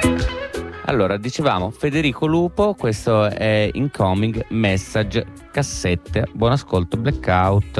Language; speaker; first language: Italian; native; Italian